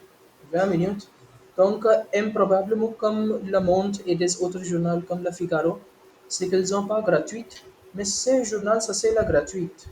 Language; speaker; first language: French; non-native, learner; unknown